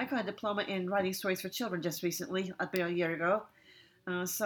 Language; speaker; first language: English; native; English